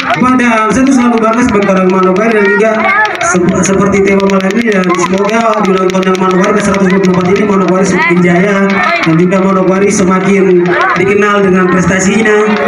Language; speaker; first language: Indonesian; native; Indonesian